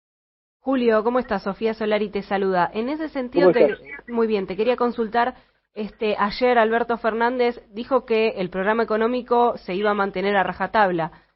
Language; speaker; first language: Spanish; native; Spanish